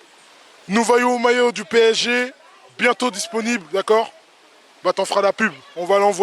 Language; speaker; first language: French; native; French